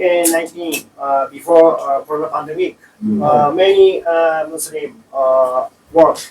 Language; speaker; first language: English; non-native, learner; Japanese